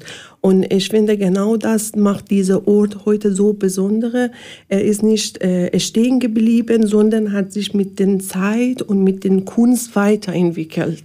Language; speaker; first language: German; non-native, learner; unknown